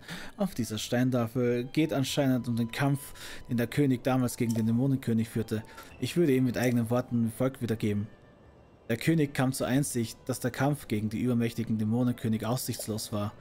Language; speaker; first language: German; native; German